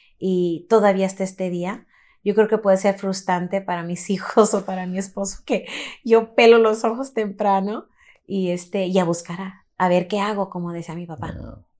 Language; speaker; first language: Spanish; early bilingual, heritage; Spanish